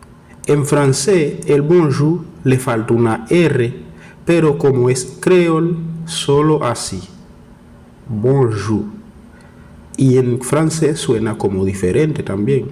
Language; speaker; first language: Spanish; non-native, fluent; Haitian Creole